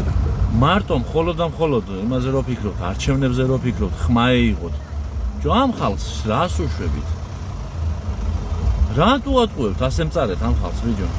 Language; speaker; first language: Georgian; native; Georgian